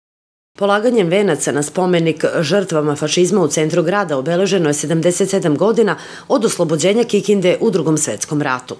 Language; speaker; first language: Serbian; native; Serbian